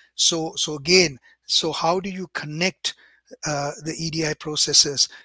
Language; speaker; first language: English; non-native, local second language; Sinhala